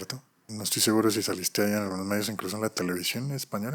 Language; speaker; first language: Spanish; native; Spanish